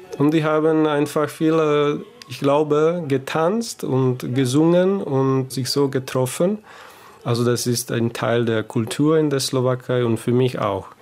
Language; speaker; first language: German; non-native, fluent; Slovak